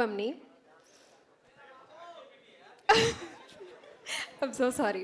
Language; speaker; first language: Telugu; non-native, learner; Malayalam